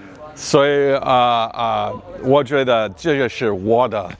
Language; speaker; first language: Chinese; non-native, learner; English